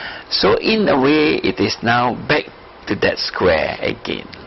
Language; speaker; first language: English; non-native, local second language; Malay